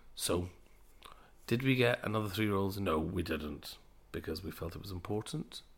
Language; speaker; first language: English; native; English